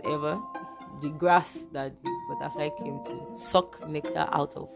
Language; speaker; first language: English; non-native, local second language; Yoruba